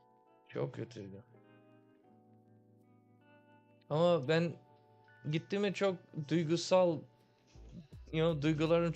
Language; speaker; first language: Turkish; early bilingual, heritage; Turkish